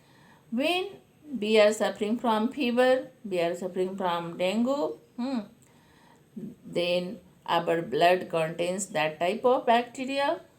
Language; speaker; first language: English; non-native, local second language; Hindi